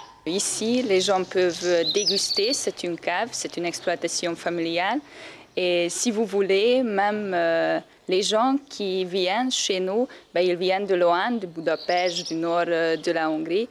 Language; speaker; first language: French; non-native, fluent; Hungarian